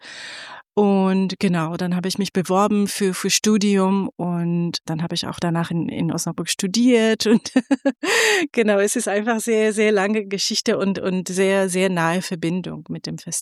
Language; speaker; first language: German; non-native, fluent; Persian